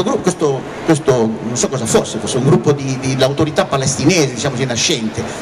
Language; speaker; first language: Italian; early bilingual, heritage; Italian